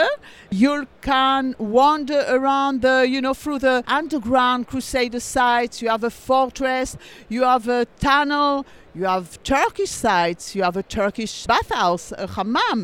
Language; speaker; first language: English; non-native, fluent; French